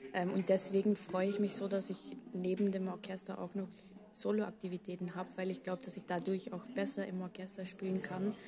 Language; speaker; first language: German; non-native, fluent; Dutch